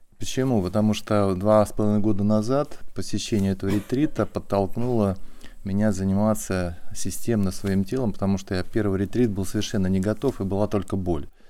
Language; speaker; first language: Russian; native; Russian